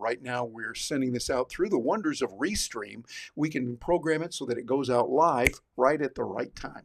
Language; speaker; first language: English; native; English